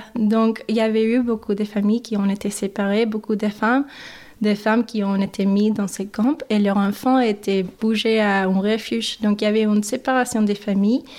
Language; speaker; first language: French; non-native, fluent; English